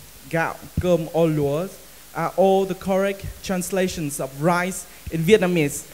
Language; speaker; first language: English; non-native, fluent; Vietnamese